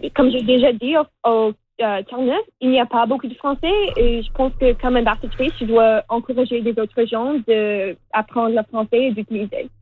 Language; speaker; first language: French; non-native, learner; English